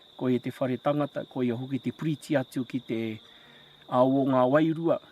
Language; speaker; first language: Māori; non-native, local second language; English